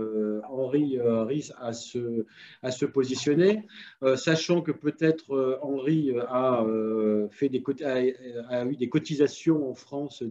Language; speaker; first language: French; native; French